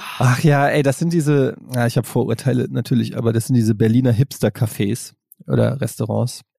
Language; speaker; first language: German; native; German